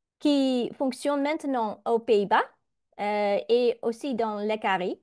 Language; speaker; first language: French; non-native, learner; Dutch